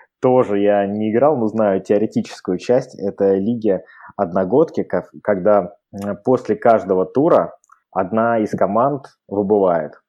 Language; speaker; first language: Russian; native; Russian